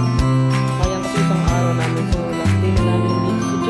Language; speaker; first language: Filipino; native; Filipino